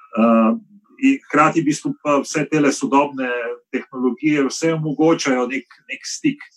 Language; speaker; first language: Slovenian; native; Slovenian